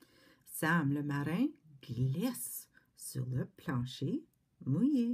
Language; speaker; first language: French; non-native, fluent; English